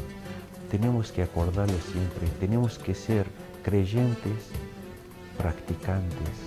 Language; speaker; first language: Spanish; non-native, fluent; Arabic